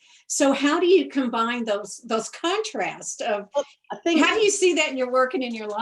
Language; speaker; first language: English; native; English